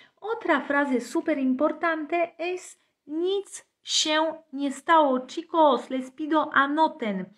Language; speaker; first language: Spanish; non-native, fluent; Polish